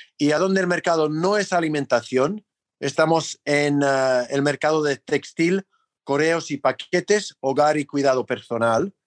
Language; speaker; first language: Spanish; non-native, fluent; English